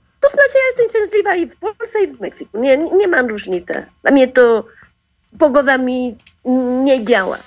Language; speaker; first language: Polish; non-native, learner; Spanish